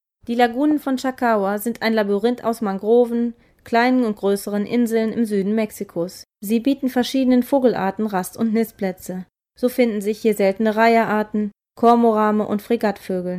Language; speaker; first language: German; native; German